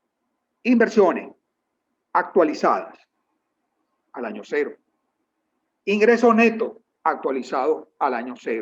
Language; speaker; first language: Spanish; native; Spanish